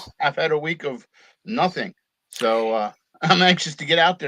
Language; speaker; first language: English; native; English